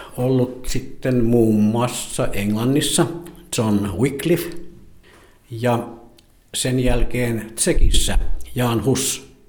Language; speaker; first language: Finnish; native; Finnish